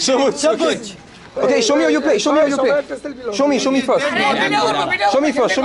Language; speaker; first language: English; non-native, learner; French